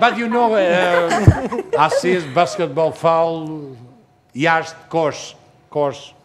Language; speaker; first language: English; non-native, learner; Albanian